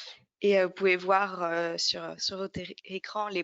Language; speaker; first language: French; native; French